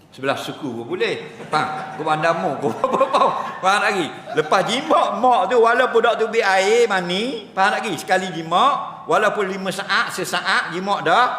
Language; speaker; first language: Malay; native; Malay